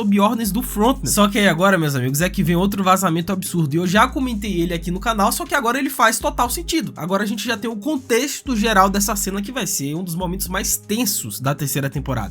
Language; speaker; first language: Portuguese; native; Portuguese